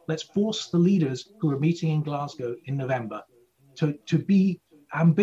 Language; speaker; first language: English; native; English